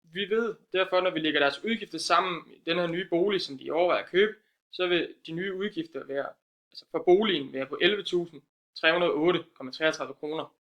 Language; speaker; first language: Danish; native; Danish